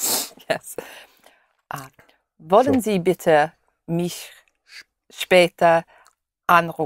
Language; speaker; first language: German; non-native, learner; English